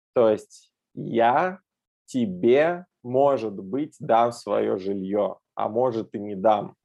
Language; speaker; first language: Russian; native; Russian